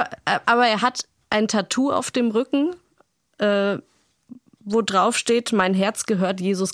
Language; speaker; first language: German; native; German